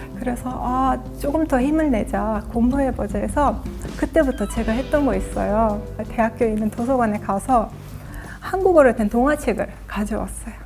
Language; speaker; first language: Korean; non-native, fluent; Azerbaijani